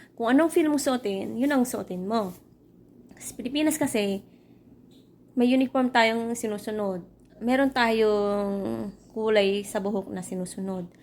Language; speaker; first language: Filipino; native; Filipino